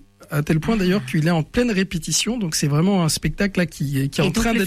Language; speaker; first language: French; native; French